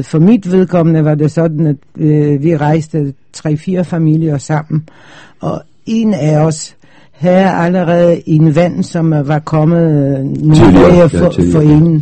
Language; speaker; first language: Danish; non-native, fluent; Polish